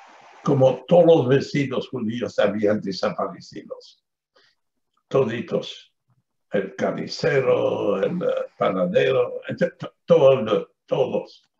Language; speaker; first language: Spanish; non-native, fluent; French